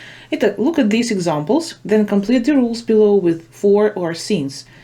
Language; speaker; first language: English; non-native, fluent; Ukrainian